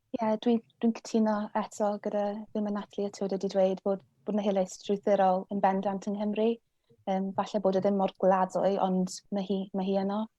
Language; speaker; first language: Welsh; non-native, local second language; English